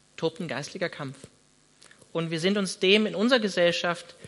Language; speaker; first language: German; native; German